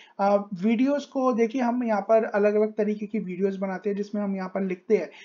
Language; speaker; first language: Hindi; native; Hindi